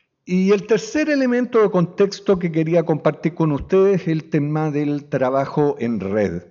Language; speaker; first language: Spanish; native; Spanish